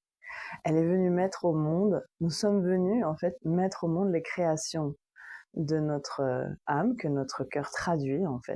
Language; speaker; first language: French; native; French